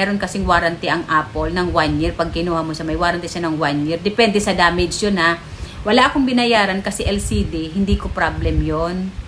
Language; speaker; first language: Filipino; non-native, local second language; Bikol